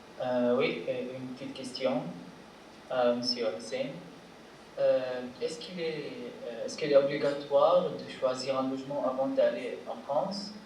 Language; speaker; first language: French; non-native, fluent; Arabic